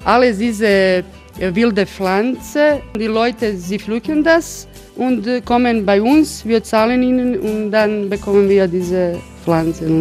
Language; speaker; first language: German; non-native, learner; Croatian